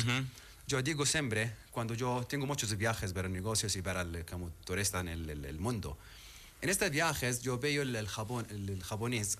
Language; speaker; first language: Spanish; non-native, learner; Arabic